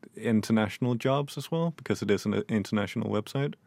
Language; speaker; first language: English; non-native, fluent; Danish